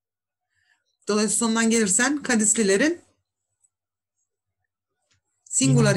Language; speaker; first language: Turkish; native; Turkish